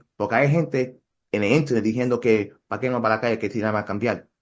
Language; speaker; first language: Spanish; early bilingual, heritage; Spanish